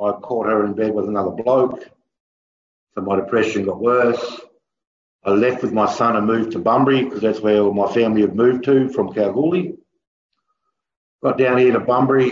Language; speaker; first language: English; native; English